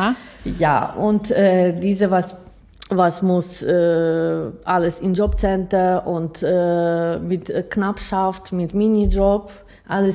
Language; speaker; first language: German; non-native, learner; Ukrainian